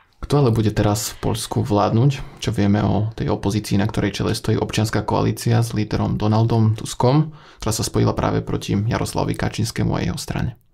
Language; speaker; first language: Slovak; native; Slovak